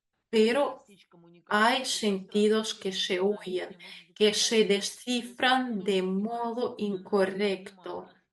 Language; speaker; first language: Spanish; non-native, fluent; Russian